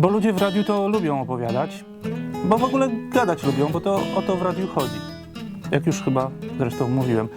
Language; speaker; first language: Polish; native; Polish